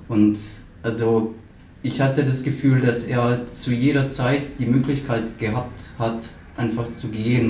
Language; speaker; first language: German; native; German